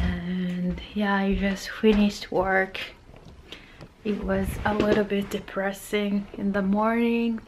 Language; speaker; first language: English; non-native, fluent; Japanese